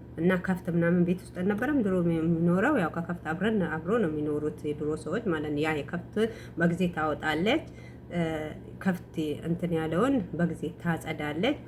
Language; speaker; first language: Amharic; non-native, local second language; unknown